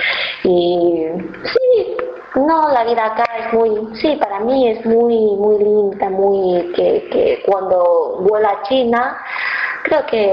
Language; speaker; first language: Spanish; non-native, fluent; Chinese